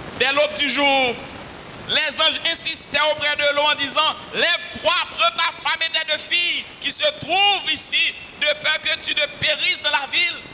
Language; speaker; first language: French; non-native, local second language; Haitian Creole